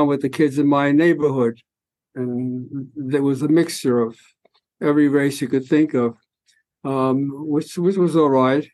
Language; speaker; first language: English; early bilingual, other home language; Spanish